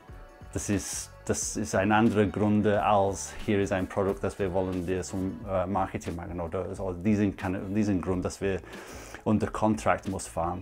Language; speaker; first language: German; non-native, fluent; English